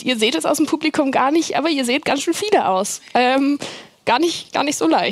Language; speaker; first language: German; native; German